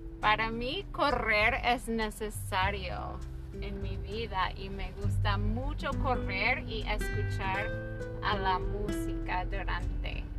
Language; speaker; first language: Spanish; non-native, fluent; English